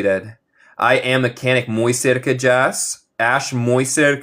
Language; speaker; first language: Spanish; non-native, fluent; English